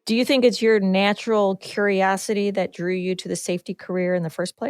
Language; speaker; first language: English; native; English